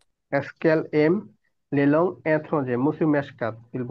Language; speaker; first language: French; non-native, fluent; Bangla